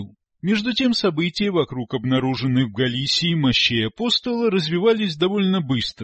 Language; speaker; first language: Russian; native; Russian